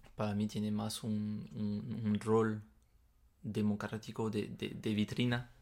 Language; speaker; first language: Spanish; non-native, fluent; French